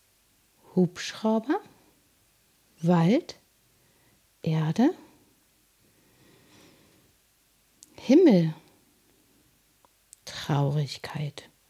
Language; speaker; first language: German; native; German